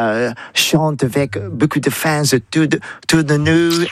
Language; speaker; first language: French; non-native, learner; English